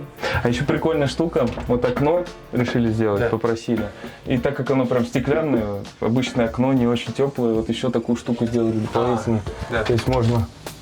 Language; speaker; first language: Russian; native; Russian